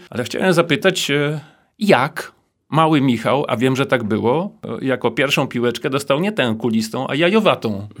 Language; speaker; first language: Polish; native; Polish